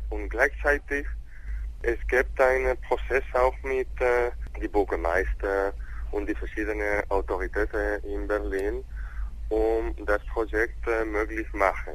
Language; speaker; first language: German; non-native, learner; Spanish